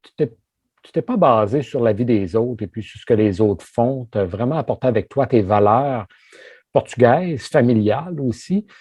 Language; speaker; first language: French; native; French